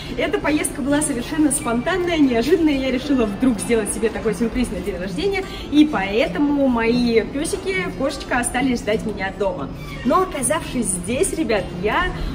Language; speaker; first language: Russian; native; Russian